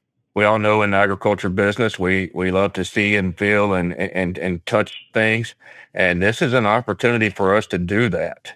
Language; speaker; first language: English; native; English